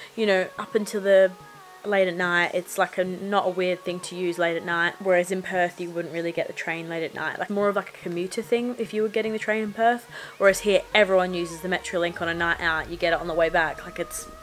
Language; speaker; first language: English; native; English